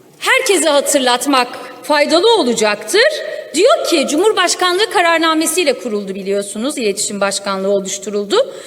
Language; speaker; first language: Turkish; non-native, local second language; Kurdish